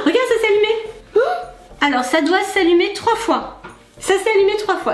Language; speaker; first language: French; native; French